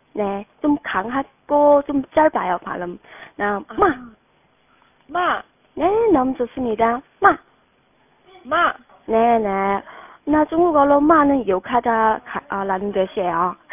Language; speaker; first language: Korean; non-native, fluent; Chinese